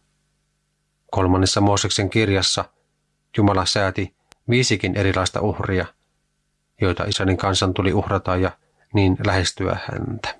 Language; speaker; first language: Finnish; native; Finnish